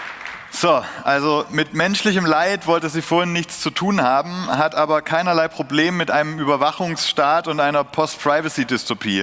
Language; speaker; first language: German; native; German